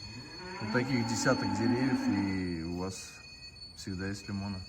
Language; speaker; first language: Russian; native; Russian